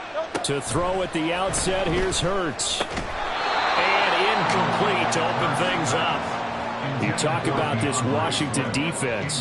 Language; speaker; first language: English; native; English